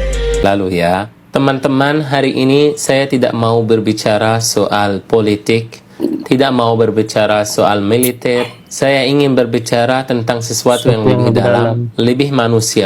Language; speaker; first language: Indonesian; non-native, fluent; Arabic